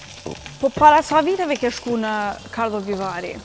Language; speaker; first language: Albanian; native; Albanian